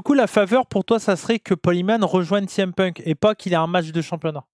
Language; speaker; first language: French; native; French